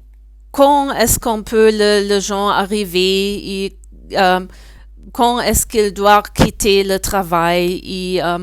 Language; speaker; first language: French; non-native, learner; German